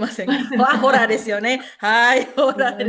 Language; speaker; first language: Japanese; non-native, fluent; Indonesian